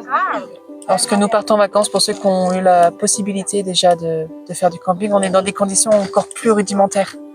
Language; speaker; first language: French; native; French